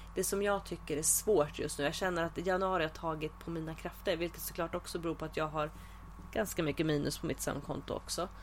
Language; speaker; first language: Swedish; native; Swedish